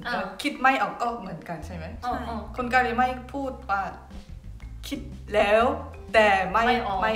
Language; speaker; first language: Thai; non-native, fluent; Korean